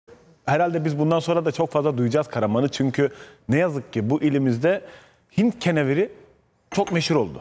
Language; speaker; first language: Turkish; native; Turkish